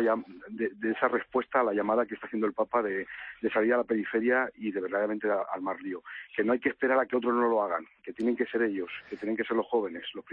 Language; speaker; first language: Spanish; native; Spanish